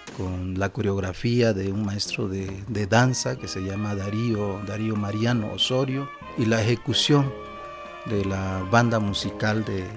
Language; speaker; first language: Spanish; native; Spanish